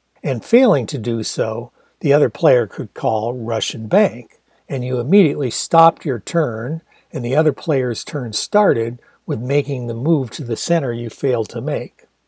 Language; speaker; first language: English; native; English